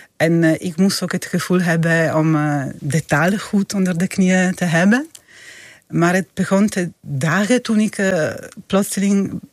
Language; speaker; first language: Dutch; non-native, fluent; Italian